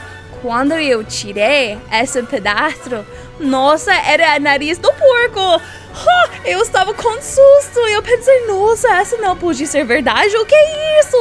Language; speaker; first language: Portuguese; non-native, learner; English